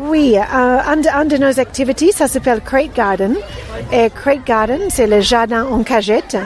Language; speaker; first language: French; non-native, fluent; English